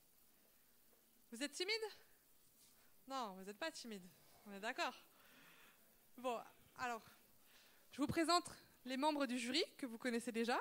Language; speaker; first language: French; native; French